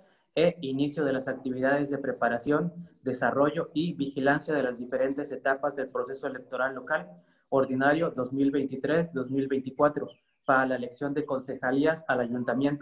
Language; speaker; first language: Spanish; native; Spanish